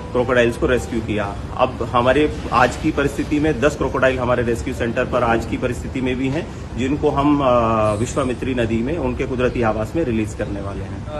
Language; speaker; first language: Hindi; non-native, local second language; Gujarati